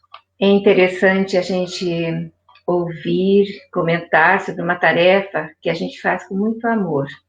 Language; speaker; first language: Portuguese; native; Portuguese